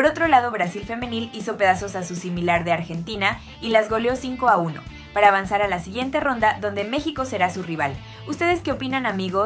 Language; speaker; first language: Spanish; native; Spanish